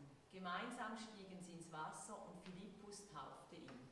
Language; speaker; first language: German; native; German